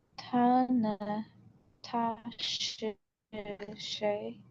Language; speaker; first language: Chinese; non-native, learner; English